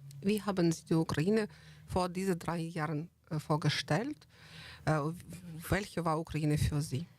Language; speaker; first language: German; non-native, fluent; Ukrainian